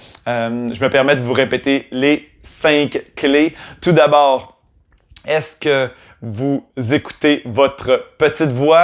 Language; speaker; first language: French; native; French